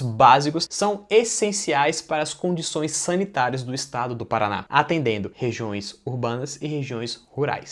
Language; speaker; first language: Portuguese; native; Portuguese